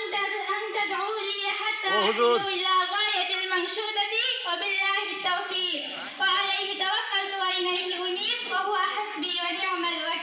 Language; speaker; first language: Arabic; non-native, learner; Bangla